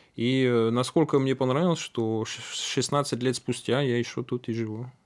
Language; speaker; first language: Russian; non-native, fluent; French